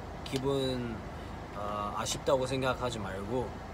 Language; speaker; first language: Korean; non-native, fluent; Cantonese